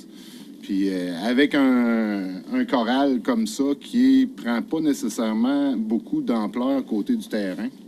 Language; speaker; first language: French; native; French